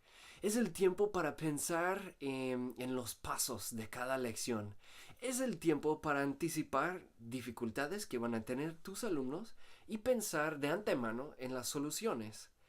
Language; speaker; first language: Spanish; non-native, fluent; English